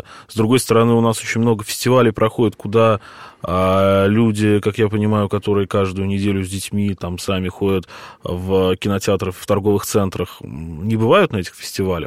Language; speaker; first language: Russian; native; Russian